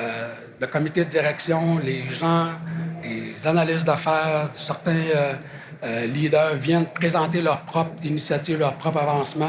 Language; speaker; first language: French; native; French